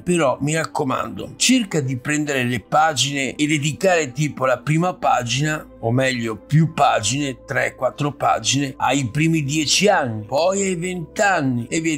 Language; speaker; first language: Italian; native; Italian